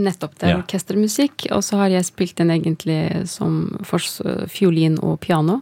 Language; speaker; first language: Norwegian; non-native, fluent; Azerbaijani